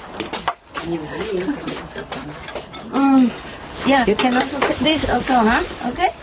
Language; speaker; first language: English; non-native, fluent; Vietnamese